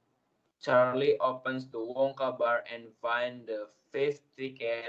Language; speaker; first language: English; non-native, learner; Indonesian